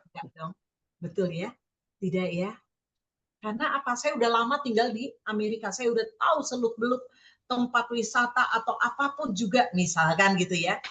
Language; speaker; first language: Indonesian; native; Indonesian